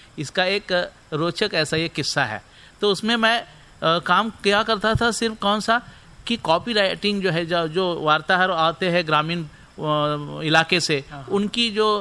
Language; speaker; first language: Hindi; non-native, local second language; Marathi